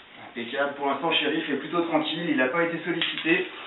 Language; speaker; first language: French; native; French